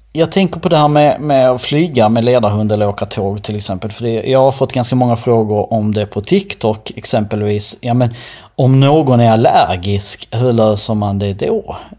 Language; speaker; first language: Swedish; early bilingual, other home language; Albanian